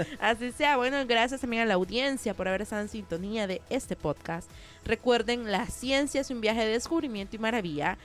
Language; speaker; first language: Spanish; native; Spanish